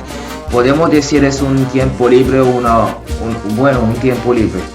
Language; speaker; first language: Spanish; non-native, fluent; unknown